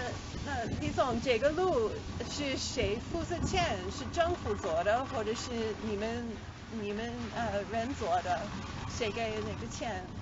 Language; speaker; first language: Chinese; non-native, learner; English